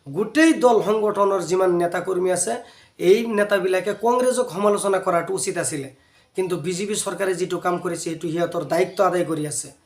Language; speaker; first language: Assamese; non-native, local second language; Bangla